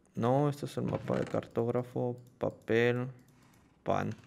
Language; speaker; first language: Spanish; native; Spanish